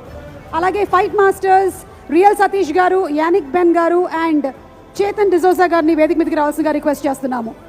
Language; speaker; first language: Telugu; native; Telugu